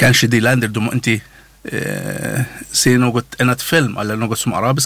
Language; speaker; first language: Swedish; non-native, learner; Arabic